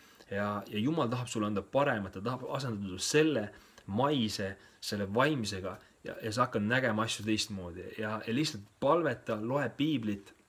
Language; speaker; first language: Estonian; native; Estonian